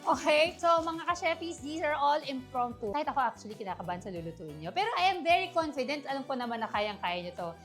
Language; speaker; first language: Filipino; native; Filipino